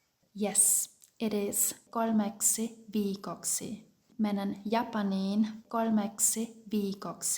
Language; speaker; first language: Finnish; non-native, fluent; German